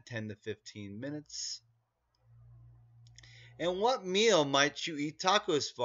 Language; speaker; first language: English; native; English